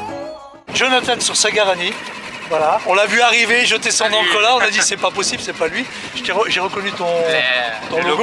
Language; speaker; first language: French; native; French